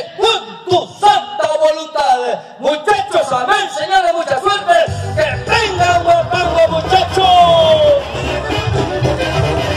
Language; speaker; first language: Spanish; native; Spanish